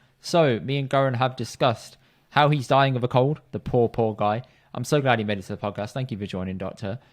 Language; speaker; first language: English; early bilingual, other home language; Punjabi